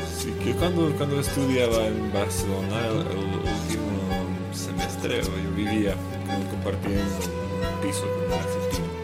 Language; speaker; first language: Spanish; non-native, fluent; Slovak